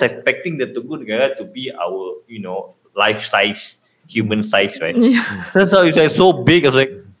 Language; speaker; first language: English; non-native, local second language; Malay